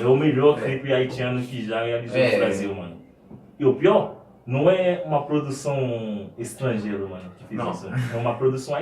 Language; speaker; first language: Portuguese; non-native, fluent; Haitian Creole